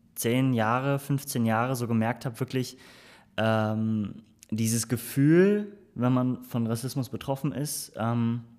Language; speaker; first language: German; early bilingual, other home language; Turkish